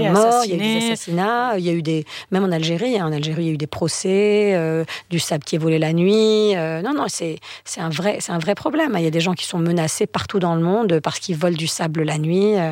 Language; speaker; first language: French; native; French